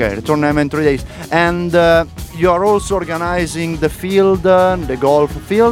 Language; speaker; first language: English; non-native, fluent; Italian